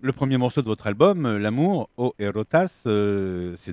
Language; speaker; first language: French; native; French